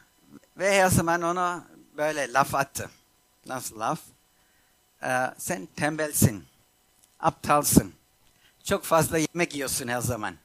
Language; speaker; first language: Turkish; non-native, fluent; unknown